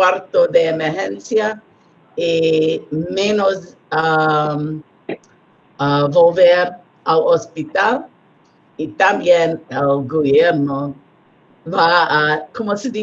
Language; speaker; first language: Spanish; non-native, learner; English